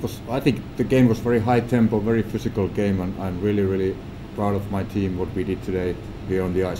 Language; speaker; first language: English; non-native, fluent; Finnish